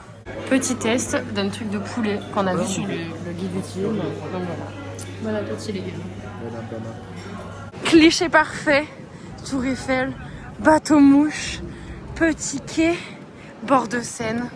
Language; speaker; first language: French; native; French